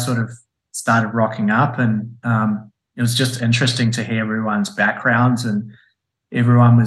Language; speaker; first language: English; native; English